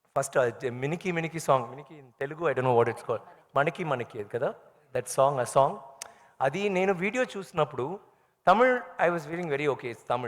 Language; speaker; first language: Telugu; non-native, learner; Tamil